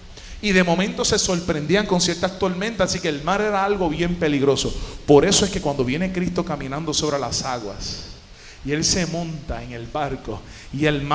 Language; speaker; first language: Spanish; native; Spanish